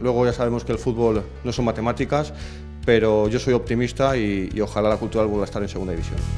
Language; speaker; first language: Spanish; native; Spanish